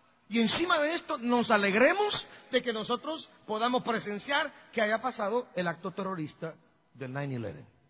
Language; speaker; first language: Spanish; native; Spanish